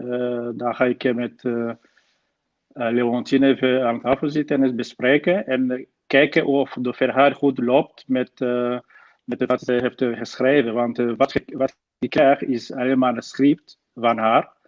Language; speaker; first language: Dutch; non-native, fluent; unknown